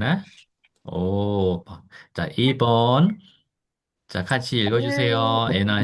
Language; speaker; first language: Korean; non-native, fluent; Khmer